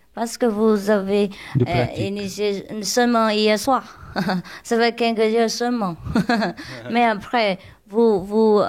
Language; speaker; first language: French; non-native, learner; Chinese